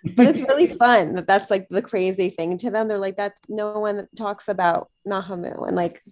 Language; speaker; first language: English; native; English